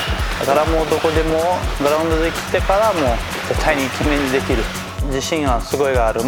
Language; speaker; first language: Japanese; non-native, learner; Portuguese